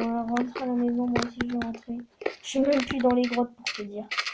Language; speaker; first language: French; native; French